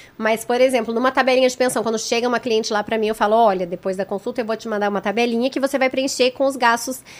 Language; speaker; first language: Portuguese; native; Portuguese